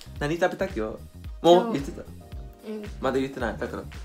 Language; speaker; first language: Japanese; non-native, learner; English